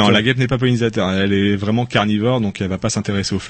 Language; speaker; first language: French; native; French